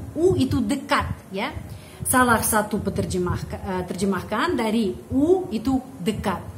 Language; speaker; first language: Indonesian; non-native, fluent; Russian